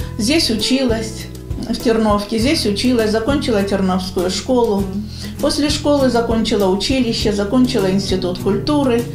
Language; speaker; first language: Russian; non-native, local second language; Bulgarian